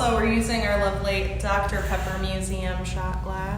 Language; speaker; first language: English; native; English